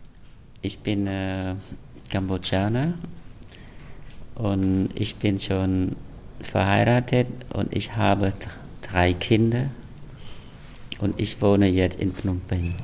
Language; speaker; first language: German; non-native, fluent; Khmer